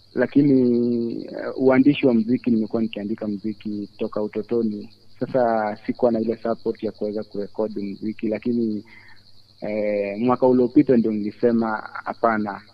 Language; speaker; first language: Swahili; non-native, local second language; Luyia